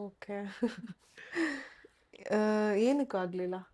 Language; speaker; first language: Kannada; native; Kannada